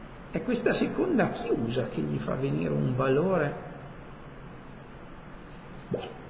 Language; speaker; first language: Italian; native; Italian